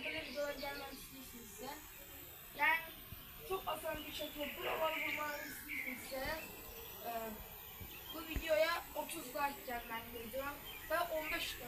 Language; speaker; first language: Turkish; non-native, learner; Azerbaijani